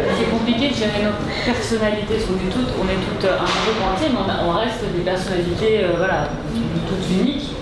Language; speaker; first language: French; native; French